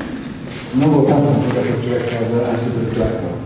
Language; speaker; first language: Bulgarian; non-native, learner; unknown